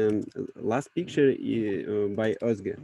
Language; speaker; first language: English; non-native, learner; Russian